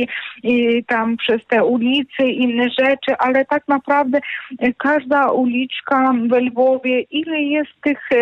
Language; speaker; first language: Polish; non-native, fluent; Ukrainian